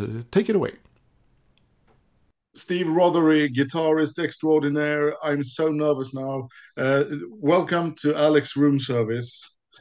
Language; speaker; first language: English; non-native, fluent; Swedish